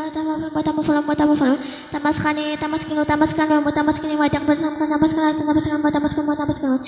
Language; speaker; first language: Arabic; non-native, learner; Javanese